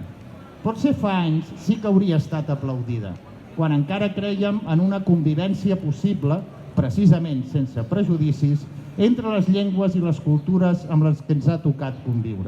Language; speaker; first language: Catalan; native; Catalan